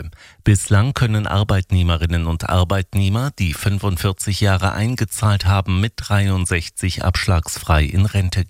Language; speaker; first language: German; native; German